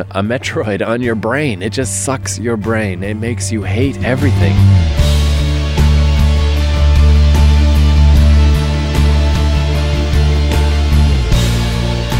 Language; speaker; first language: English; native; English